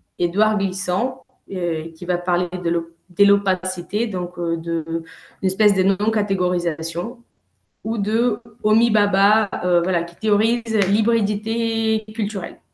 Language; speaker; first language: French; non-native, fluent; Portuguese